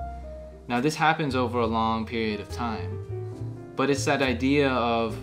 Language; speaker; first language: English; native; English